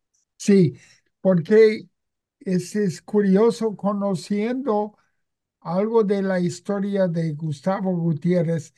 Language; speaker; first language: Spanish; non-native, fluent; English